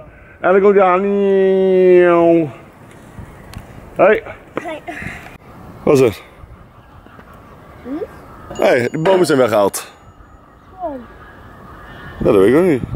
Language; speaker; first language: Dutch; native; Dutch